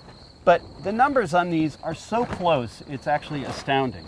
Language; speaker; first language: English; native; English